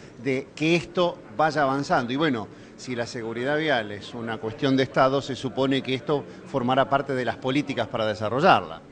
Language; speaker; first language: Spanish; native; Spanish